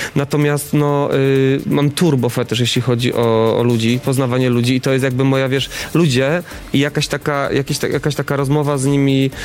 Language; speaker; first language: Polish; native; Polish